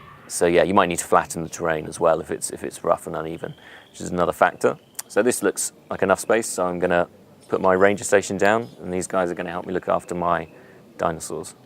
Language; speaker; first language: English; native; English